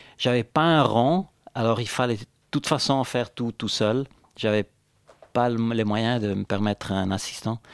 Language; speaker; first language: French; non-native, local second language; Italian